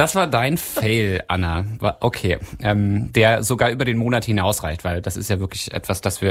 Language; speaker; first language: German; native; German